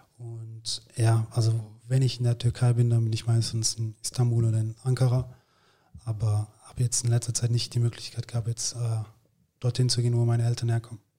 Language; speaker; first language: German; early bilingual, other home language; Turkish